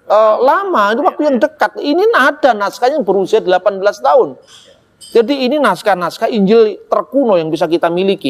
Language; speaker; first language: Indonesian; native; Indonesian